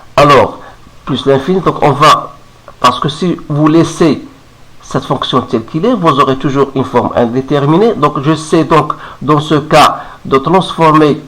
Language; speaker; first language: French; non-native, local second language; Arabic